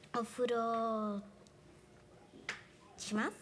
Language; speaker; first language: Japanese; non-native, learner; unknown